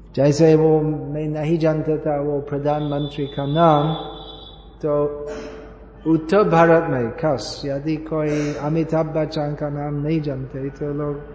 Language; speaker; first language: Hindi; non-native, fluent; English